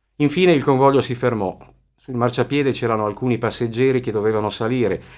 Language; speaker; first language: Italian; native; Italian